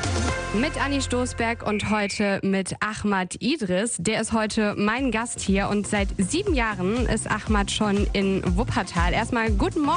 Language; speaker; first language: German; native; German